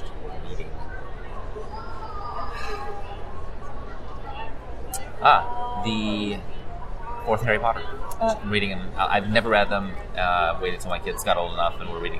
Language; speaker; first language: English; native; English